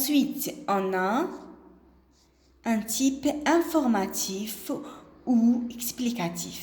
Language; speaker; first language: French; non-native, local second language; Arabic